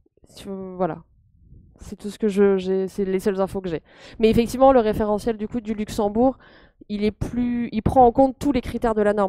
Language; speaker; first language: French; native; French